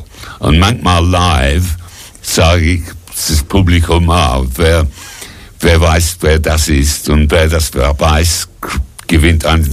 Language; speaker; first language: German; non-native, fluent; English